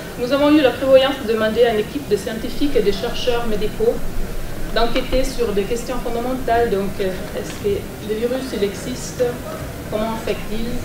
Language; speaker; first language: French; non-native, fluent; German